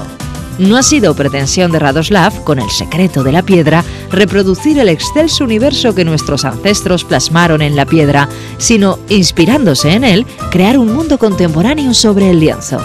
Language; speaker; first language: Spanish; native; Spanish